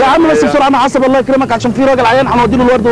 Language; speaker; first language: Arabic; native; Arabic